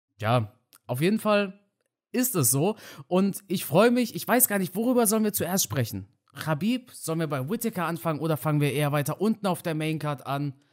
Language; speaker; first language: German; native; German